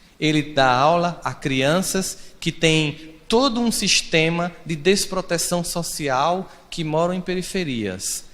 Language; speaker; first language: Portuguese; native; Portuguese